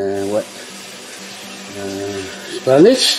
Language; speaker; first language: English; non-native, learner; Vietnamese